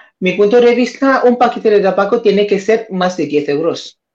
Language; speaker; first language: Spanish; non-native, fluent; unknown